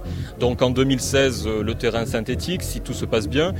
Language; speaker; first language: French; native; French